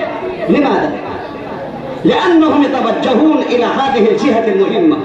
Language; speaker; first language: Arabic; non-native, fluent; Urdu